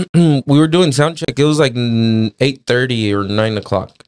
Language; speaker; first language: English; early bilingual, other home language; Spanish